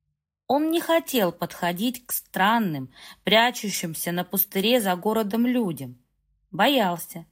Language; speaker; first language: Russian; native; Russian